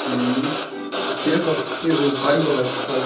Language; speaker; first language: German; native; German